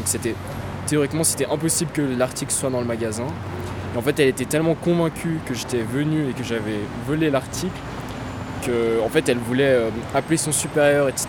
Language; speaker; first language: French; early bilingual, other home language; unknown